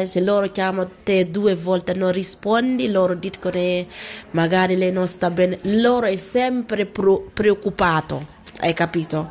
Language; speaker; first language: Italian; non-native, learner; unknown